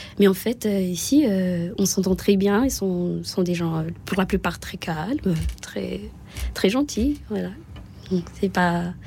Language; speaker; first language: French; non-native, local second language; Malagasy